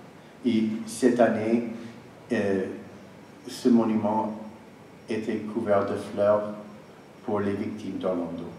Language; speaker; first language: French; non-native, fluent; English